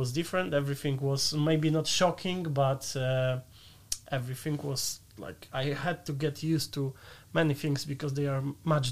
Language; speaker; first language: English; non-native, fluent; Polish